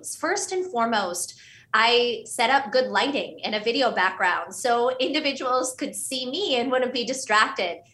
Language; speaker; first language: English; early bilingual, other home language; Hindi